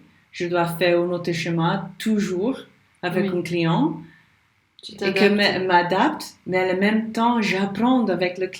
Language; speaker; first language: French; non-native, learner; English